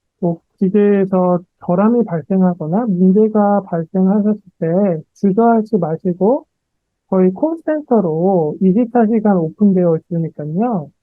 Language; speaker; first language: Korean; native; Korean